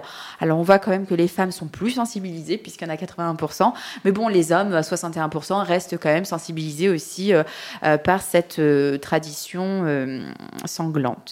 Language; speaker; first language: French; native; French